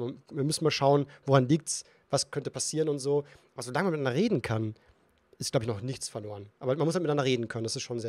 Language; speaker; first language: German; native; German